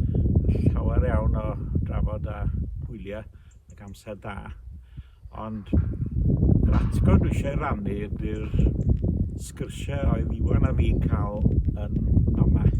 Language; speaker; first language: Welsh; native; Welsh